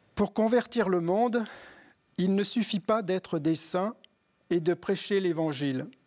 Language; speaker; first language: French; native; French